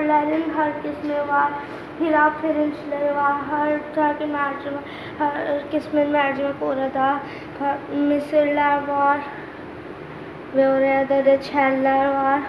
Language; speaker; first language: Turkish; non-native, learner; Urdu